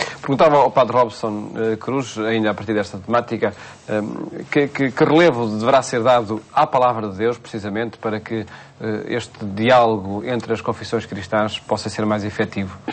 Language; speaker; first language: Portuguese; native; Portuguese